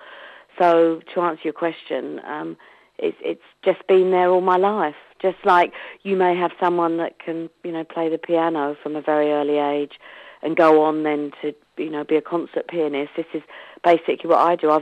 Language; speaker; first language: English; native; English